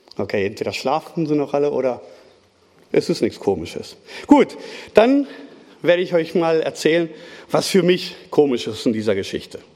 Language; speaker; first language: German; non-native, fluent; Spanish